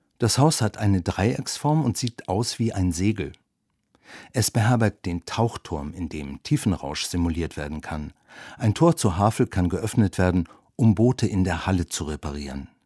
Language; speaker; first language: German; native; German